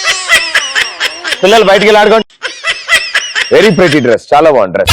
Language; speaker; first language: Telugu; native; Telugu